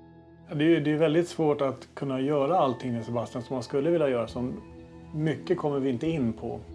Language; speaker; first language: Swedish; native; Swedish